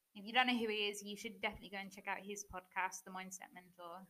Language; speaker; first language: English; native; English